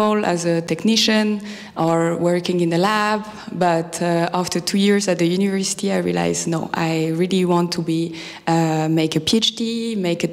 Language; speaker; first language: English; non-native, fluent; French